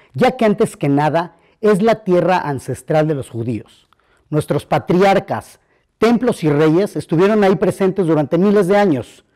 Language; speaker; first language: Spanish; native; Spanish